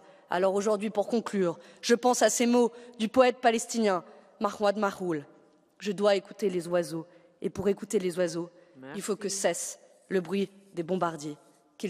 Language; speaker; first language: French; native; French